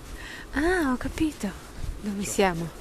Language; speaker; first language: Italian; non-native, learner; Russian